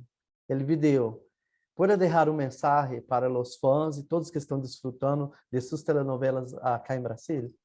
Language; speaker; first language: Spanish; non-native, learner; Portuguese